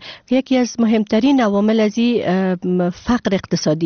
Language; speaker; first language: Persian; native; Persian